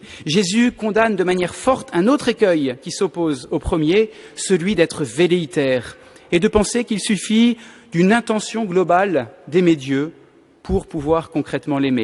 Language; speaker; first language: French; native; French